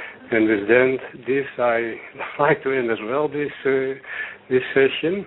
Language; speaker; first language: English; non-native, fluent; Dutch